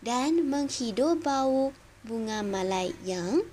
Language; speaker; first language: Indonesian; non-native, local second language; Chinese